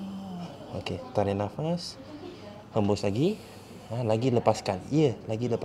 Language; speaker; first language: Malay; non-native, local second language; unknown